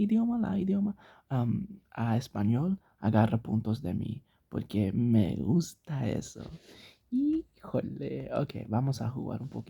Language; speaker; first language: Spanish; early bilingual, heritage; English